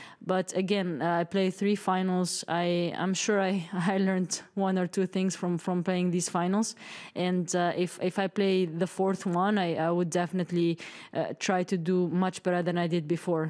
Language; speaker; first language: English; non-native, fluent; Arabic